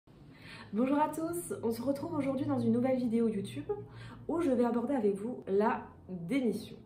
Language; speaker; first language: French; native; French